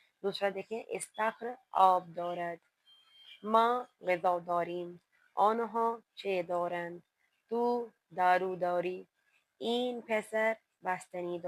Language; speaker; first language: Persian; non-native, fluent; Urdu